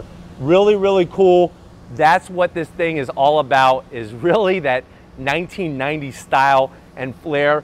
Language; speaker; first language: English; native; English